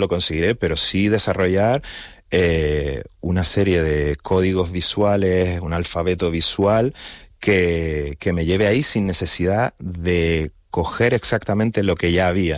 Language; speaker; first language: Spanish; native; Spanish